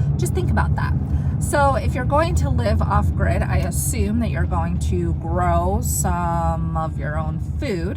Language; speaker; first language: English; native; English